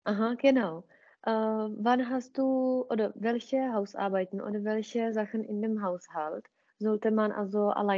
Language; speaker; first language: German; non-native, fluent; Czech